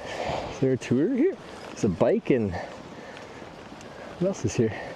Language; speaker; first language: English; native; English